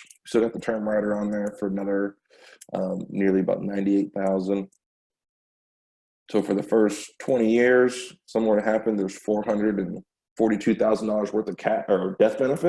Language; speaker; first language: English; native; English